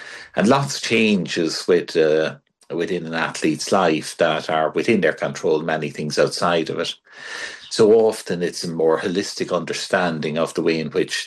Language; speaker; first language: English; native; English